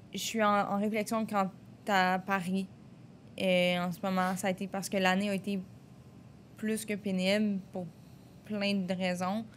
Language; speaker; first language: French; native; French